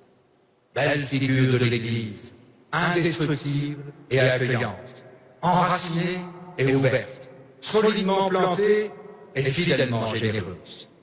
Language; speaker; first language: French; native; French